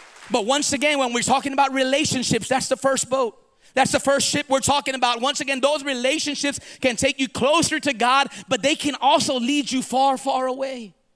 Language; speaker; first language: English; early bilingual, other home language; Spanish